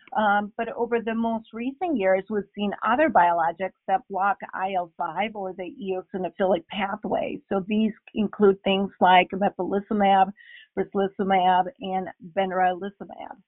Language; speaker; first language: English; non-native, fluent; Spanish